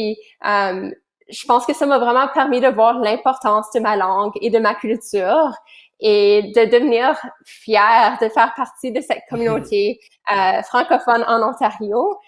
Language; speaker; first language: French; native; French